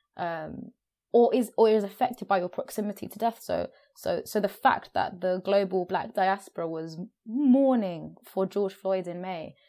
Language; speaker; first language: English; native; English